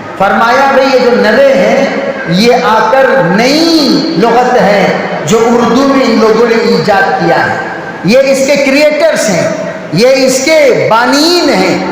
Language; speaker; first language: Urdu; native; Urdu